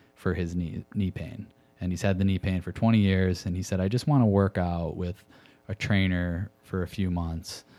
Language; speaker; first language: English; native; English